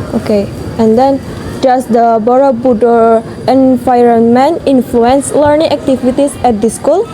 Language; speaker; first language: English; non-native, learner; Indonesian